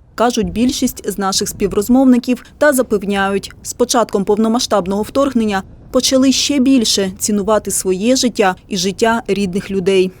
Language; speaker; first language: Ukrainian; native; Ukrainian